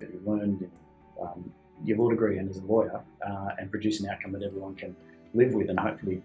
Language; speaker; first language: English; native; English